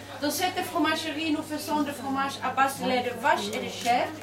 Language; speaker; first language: French; non-native, learner; Dutch